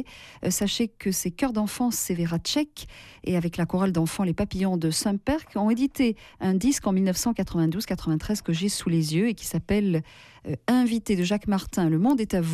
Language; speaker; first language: French; native; French